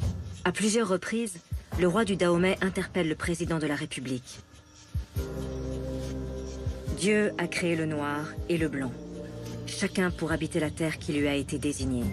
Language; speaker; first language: French; native; French